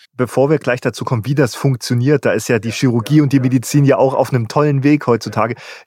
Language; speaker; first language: German; native; German